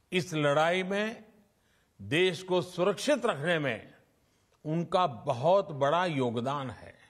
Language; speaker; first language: Hindi; non-native, local second language; Gujarati